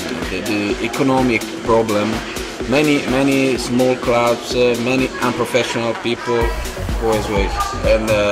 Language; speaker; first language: English; non-native, fluent; Italian